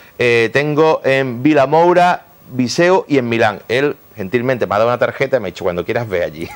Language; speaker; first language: Spanish; native; Spanish